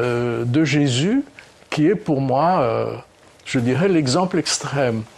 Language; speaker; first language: French; early bilingual, other home language; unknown